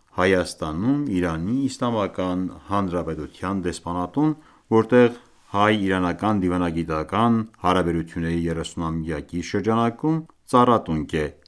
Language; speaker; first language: Armenian; native; Armenian